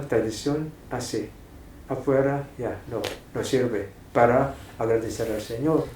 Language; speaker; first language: Spanish; non-native, fluent; English